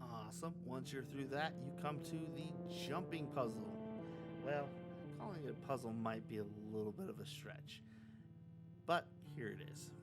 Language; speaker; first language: English; native; English